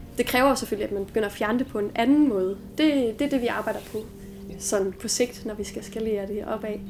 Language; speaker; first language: Danish; native; Danish